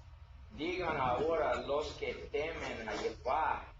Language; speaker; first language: Spanish; non-native, learner; English